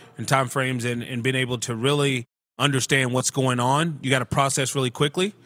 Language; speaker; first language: English; native; English